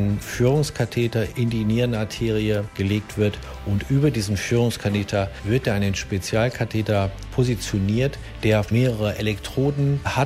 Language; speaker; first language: German; native; German